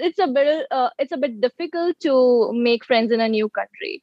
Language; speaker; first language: English; non-native, local second language; Gujarati